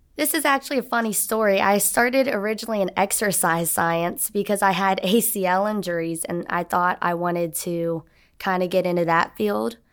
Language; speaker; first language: English; native; English